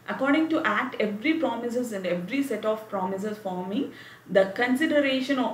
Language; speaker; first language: English; non-native, local second language; Tamil